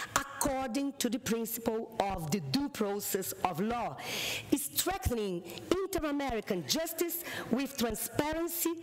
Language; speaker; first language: English; non-native, fluent; Portuguese